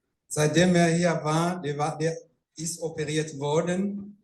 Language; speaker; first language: German; non-native, fluent; Rundi